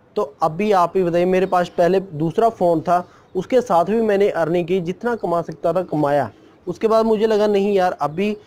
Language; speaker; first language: Hindi; non-native, local second language; Punjabi